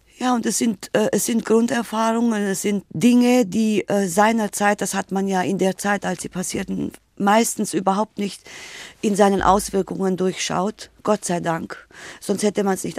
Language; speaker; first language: German; native; German